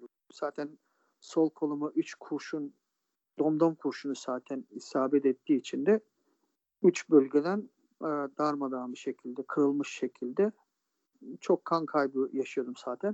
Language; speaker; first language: Turkish; native; Turkish